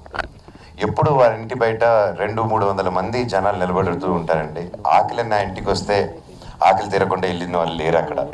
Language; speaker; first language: Telugu; native; Telugu